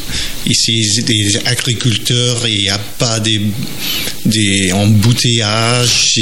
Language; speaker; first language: French; non-native, fluent; English